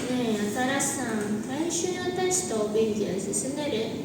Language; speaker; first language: Japanese; non-native, learner; Indonesian